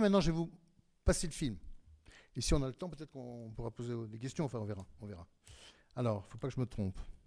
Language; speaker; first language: French; native; French